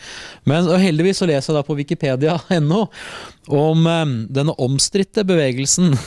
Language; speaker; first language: Norwegian; native; Norwegian